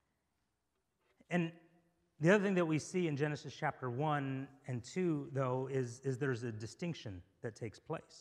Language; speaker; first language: English; native; English